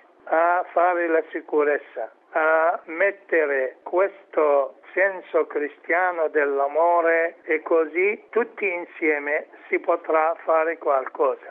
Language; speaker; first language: Italian; non-native, fluent; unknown